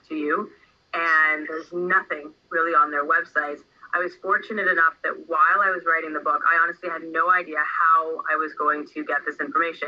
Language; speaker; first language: English; native; English